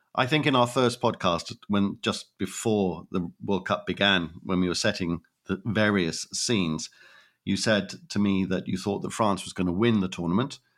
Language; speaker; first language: English; native; English